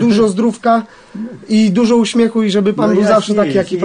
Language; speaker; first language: Polish; native; Polish